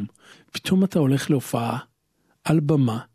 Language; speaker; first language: Hebrew; native; Hebrew